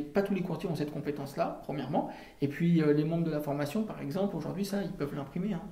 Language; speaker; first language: French; native; French